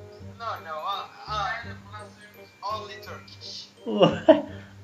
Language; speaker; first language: English; non-native, learner; Turkish